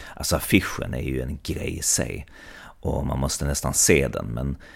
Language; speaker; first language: English; non-native, fluent; Swedish